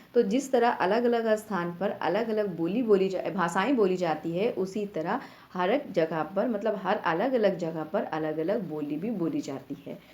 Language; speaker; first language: Hindi; native; Hindi